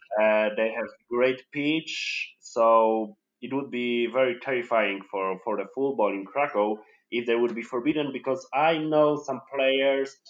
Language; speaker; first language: English; non-native, fluent; Polish